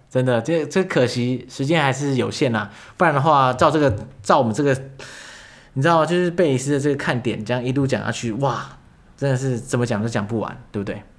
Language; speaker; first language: Chinese; native; Chinese